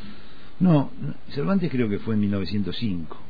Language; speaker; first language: Spanish; native; Spanish